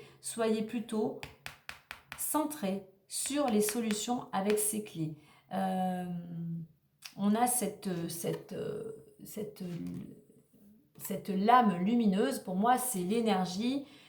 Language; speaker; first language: French; native; French